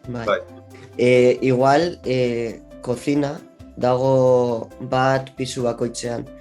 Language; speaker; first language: Basque; non-native, local second language; Spanish